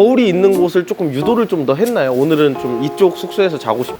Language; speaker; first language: Korean; native; Korean